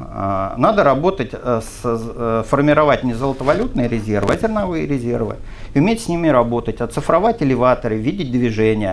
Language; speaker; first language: Russian; native; Russian